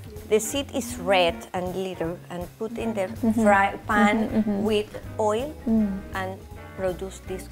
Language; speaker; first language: English; non-native, learner; Spanish